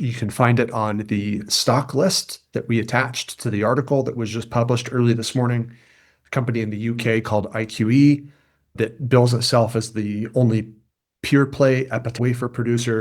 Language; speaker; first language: English; native; English